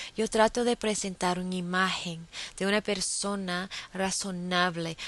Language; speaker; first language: Spanish; non-native, fluent; English